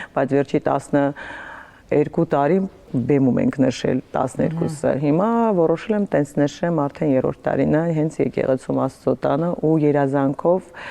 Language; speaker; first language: Armenian; native; Armenian